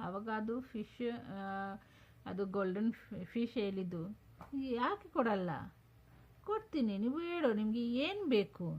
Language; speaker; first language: Kannada; non-native, local second language; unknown